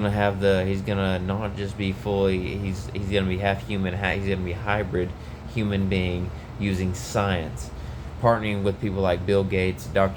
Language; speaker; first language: English; native; English